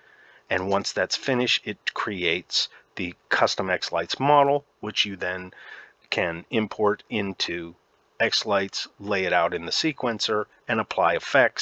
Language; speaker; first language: English; native; English